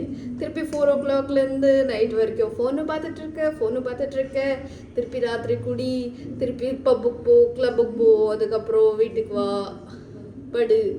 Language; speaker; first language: Tamil; early bilingual, heritage; Tamil